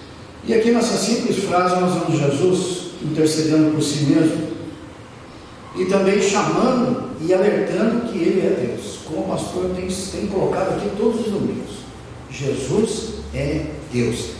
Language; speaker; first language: Portuguese; native; Portuguese